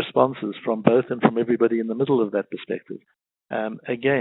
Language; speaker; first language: English; native; English